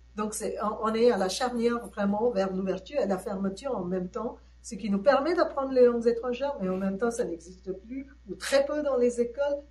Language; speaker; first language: French; non-native, fluent; Tamil